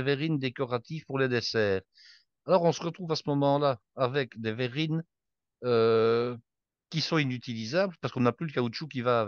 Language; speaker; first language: French; native; French